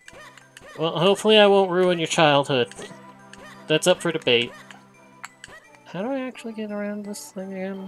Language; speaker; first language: English; native; English